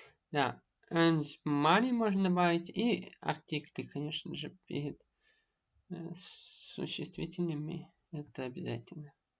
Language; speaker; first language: Russian; native; Russian